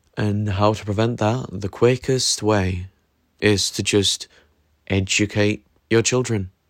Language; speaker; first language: English; non-native, fluent; Norwegian